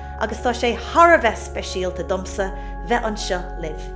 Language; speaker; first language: Irish; non-native, local second language; English